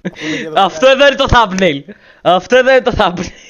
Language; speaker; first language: Greek; native; Greek